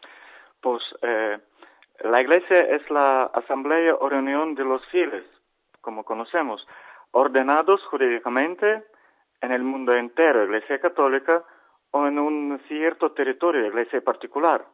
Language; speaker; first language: Spanish; non-native, learner; Ukrainian